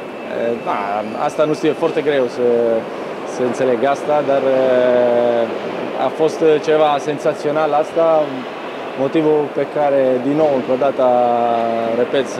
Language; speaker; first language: Romanian; non-native, fluent; Italian